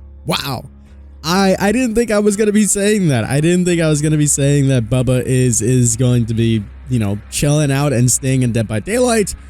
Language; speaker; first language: English; native; English